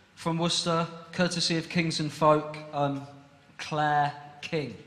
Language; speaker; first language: English; native; English